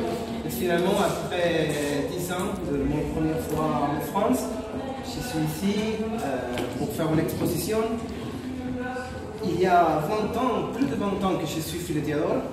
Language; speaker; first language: French; non-native, fluent; Spanish